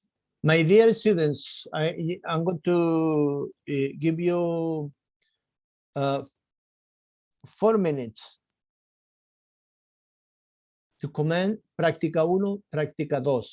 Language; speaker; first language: English; non-native, fluent; Spanish